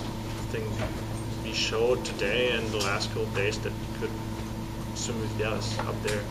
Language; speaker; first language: English; non-native, fluent; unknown